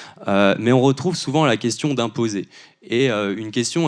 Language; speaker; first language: French; native; French